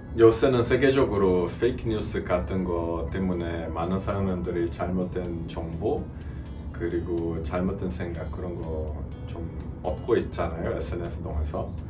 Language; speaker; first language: Korean; non-native, fluent; Portuguese